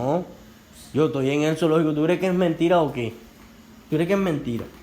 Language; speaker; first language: Spanish; native; Spanish